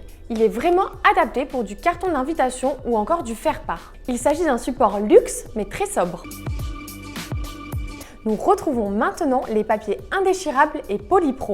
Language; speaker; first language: French; native; French